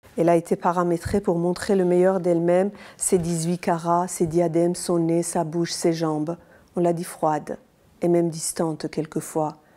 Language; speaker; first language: French; non-native, fluent; Persian